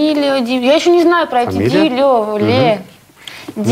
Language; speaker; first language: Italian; non-native, learner; Russian